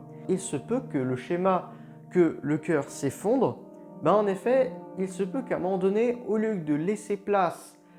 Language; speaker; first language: French; native; French